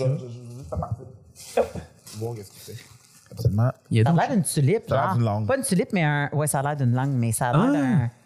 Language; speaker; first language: French; native; French